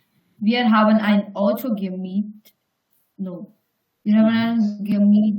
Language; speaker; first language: German; non-native, learner; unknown